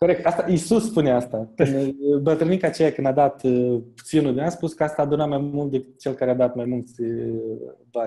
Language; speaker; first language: Romanian; native; Romanian